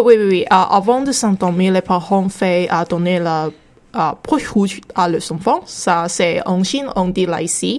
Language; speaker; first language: French; non-native, learner; Chinese